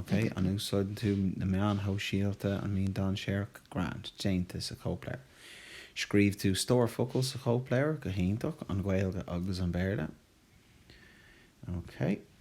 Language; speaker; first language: Irish; non-native, local second language; English